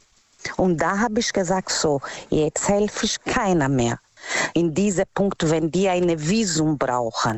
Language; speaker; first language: German; non-native, learner; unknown